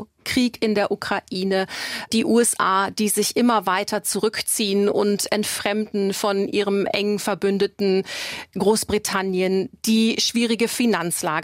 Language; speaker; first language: German; native; German